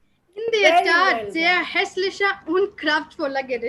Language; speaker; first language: German; non-native, learner; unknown